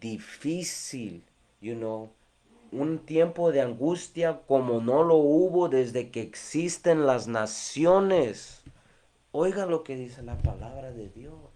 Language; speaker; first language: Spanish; early bilingual, heritage; Spanish